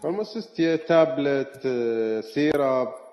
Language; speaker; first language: Russian; non-native, learner; Arabic